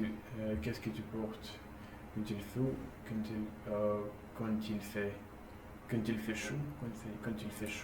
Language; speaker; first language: French; non-native, learner; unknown